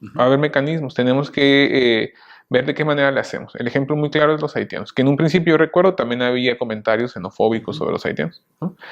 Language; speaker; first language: Spanish; native; Spanish